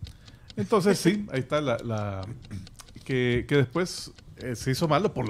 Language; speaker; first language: Spanish; native; Spanish